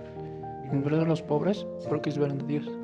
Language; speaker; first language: Spanish; native; Spanish